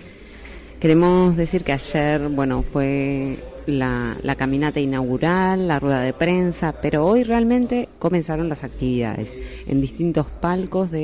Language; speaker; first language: Spanish; native; Spanish